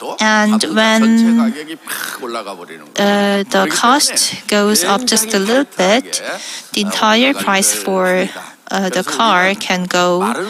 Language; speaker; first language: English; non-native, fluent; Korean